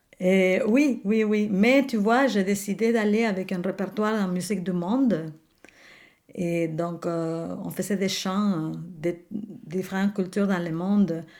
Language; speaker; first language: French; non-native, fluent; Spanish